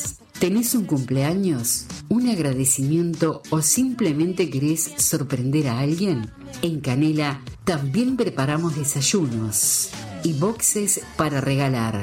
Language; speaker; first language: Spanish; native; Spanish